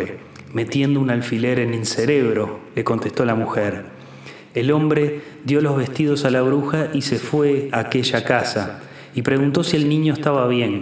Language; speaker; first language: Spanish; native; Spanish